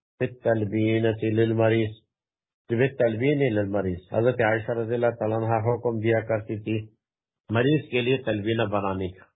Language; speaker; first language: Urdu; non-native, local second language; Pashto